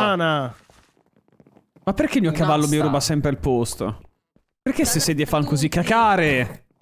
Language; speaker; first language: Italian; native; Italian